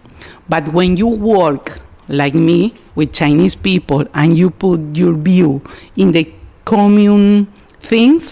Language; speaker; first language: English; non-native, learner; Spanish